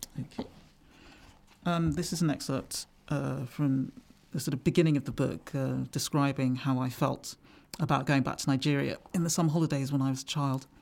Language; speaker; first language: English; native; English